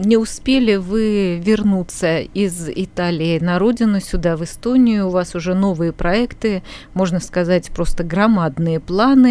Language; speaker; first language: Russian; native; Russian